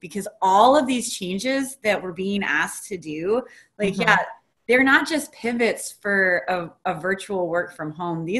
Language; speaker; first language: English; native; English